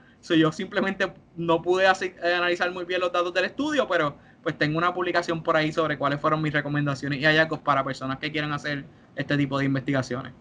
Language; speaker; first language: Spanish; native; Spanish